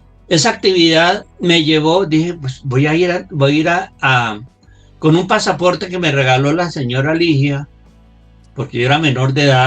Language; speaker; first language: Spanish; native; Spanish